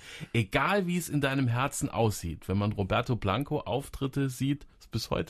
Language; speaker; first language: German; native; German